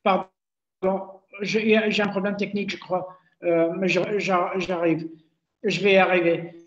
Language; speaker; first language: French; non-native, local second language; Arabic